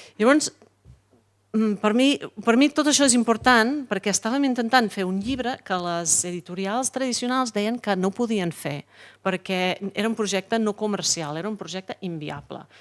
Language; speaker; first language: Catalan; non-native, fluent; English